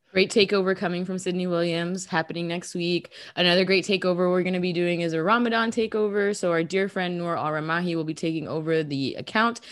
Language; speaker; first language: English; early bilingual, other home language; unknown